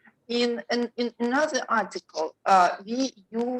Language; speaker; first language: English; non-native, learner; Russian